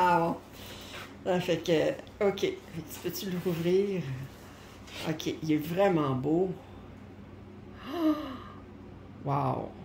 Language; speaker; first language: French; native; French